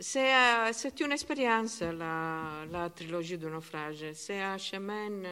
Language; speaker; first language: French; non-native, learner; Italian